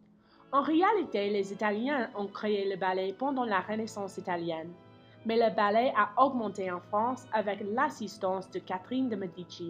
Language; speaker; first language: French; non-native, learner; English